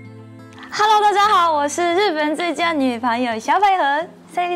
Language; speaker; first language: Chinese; non-native, fluent; Japanese